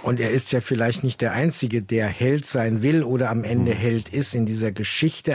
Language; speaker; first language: German; native; German